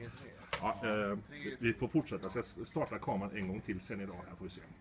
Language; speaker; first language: Swedish; native; Swedish